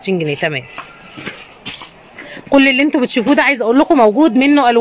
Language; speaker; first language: Arabic; native; Arabic